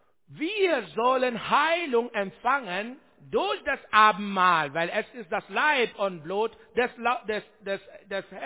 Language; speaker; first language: German; non-native, learner; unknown